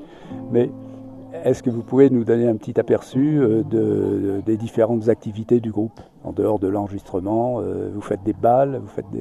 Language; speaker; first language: French; native; French